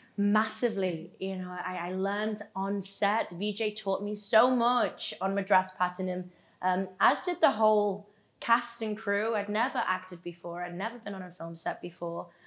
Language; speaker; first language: English; native; English